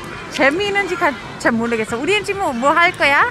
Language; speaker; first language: Korean; non-native, learner; German